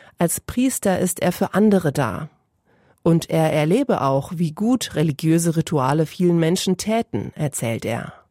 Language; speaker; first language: German; native; German